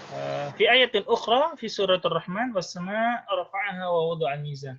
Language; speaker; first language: Arabic; non-native, fluent; Indonesian